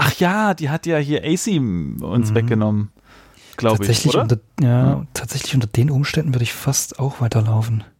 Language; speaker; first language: German; native; German